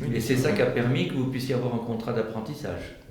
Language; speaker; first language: French; native; French